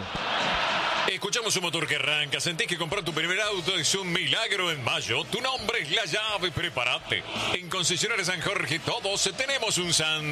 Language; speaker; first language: Spanish; native; Spanish